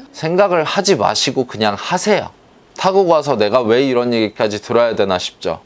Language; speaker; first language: Korean; native; Korean